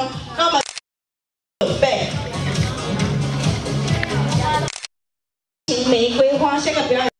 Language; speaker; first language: Chinese; native; Chinese